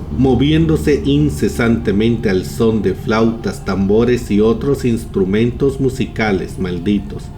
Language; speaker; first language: Spanish; native; Spanish